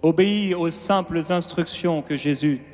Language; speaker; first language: French; native; French